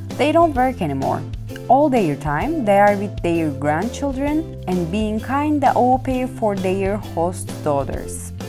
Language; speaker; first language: English; non-native, fluent; Turkish